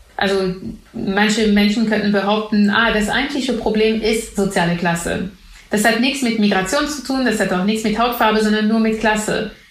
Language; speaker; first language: German; non-native, fluent; French